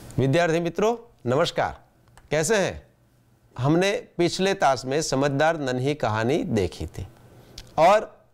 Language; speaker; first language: Hindi; non-native, local second language; Gujarati